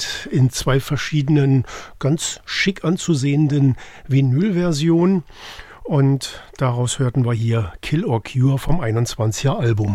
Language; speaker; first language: German; native; German